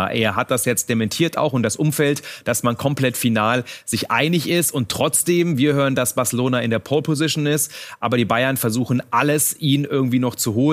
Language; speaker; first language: German; native; German